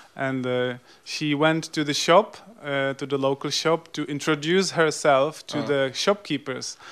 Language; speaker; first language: English; non-native, fluent; Czech